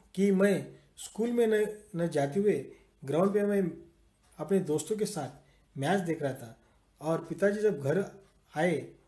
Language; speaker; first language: Hindi; non-native, local second language; Marathi